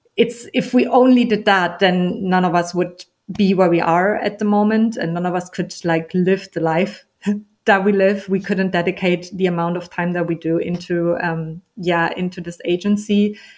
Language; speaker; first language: English; non-native, fluent; German